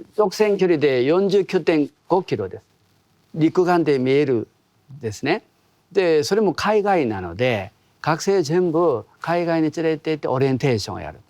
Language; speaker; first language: Japanese; non-native, fluent; Korean